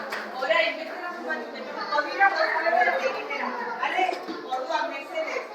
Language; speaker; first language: Basque; non-native, local second language; Spanish